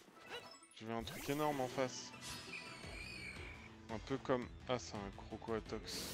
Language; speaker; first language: French; native; French